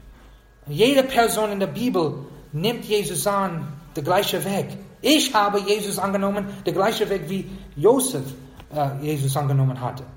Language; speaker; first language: German; non-native, fluent; English